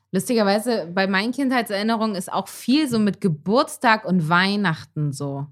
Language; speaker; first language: German; native; German